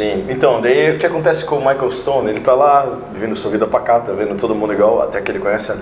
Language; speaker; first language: Portuguese; native; Portuguese